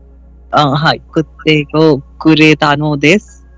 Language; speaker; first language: Japanese; non-native, learner; Hindi